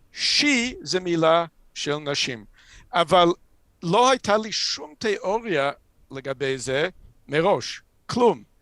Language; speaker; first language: Hebrew; non-native, fluent; English